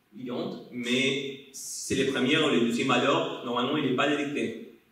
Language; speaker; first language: French; non-native, fluent; Spanish